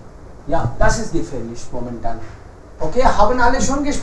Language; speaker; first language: German; non-native, fluent; Hindi